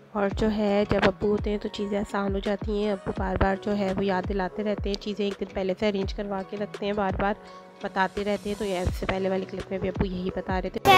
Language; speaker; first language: Urdu; native; Urdu